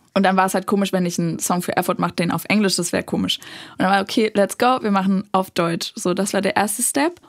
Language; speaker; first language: German; native; German